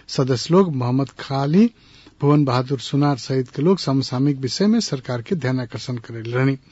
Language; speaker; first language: Bhojpuri; non-native, local second language; Nepali